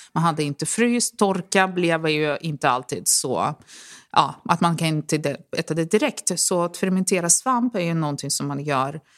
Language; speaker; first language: Swedish; non-native, fluent; Russian